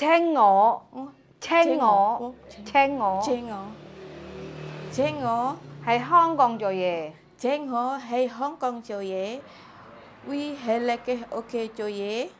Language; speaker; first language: Cantonese; non-native, learner; Javanese